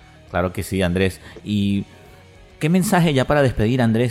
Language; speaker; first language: Spanish; native; Spanish